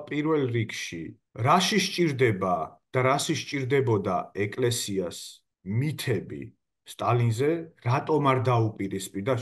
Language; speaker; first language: Georgian; native; Georgian